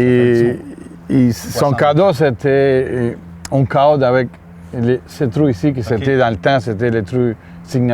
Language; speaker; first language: French; non-native, fluent; Spanish